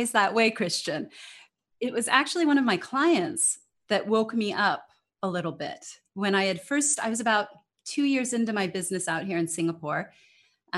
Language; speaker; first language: English; native; English